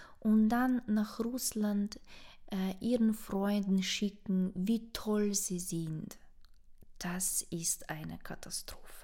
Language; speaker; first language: German; non-native, fluent; Ukrainian